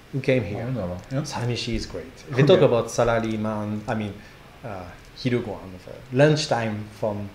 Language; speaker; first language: English; non-native, fluent; French